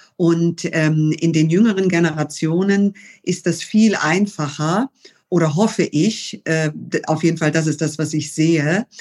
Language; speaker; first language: German; early bilingual, other home language; English